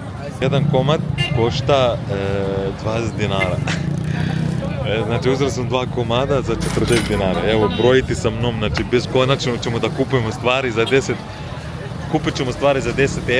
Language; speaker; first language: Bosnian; early bilingual, heritage; Bosnian